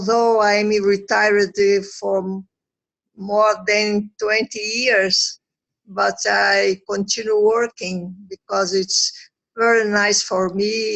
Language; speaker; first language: English; non-native, learner; Portuguese